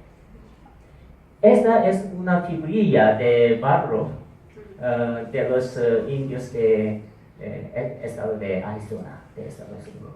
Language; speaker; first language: Spanish; non-native, fluent; Korean